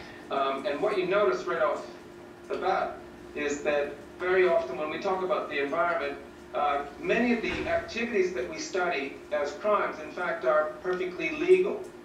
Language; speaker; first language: English; native; English